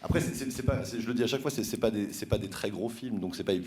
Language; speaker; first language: French; native; French